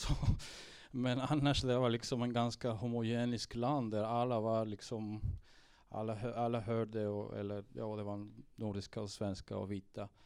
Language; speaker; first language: Swedish; non-native, fluent; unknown